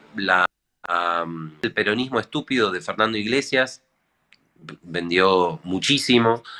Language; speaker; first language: Spanish; native; Spanish